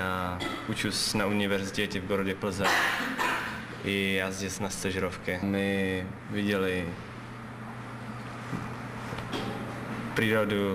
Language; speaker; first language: Russian; non-native, learner; Czech